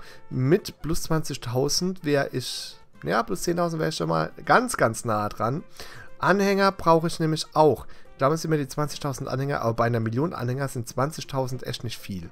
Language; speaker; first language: German; native; German